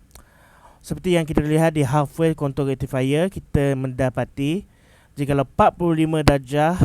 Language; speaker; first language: Malay; native; Malay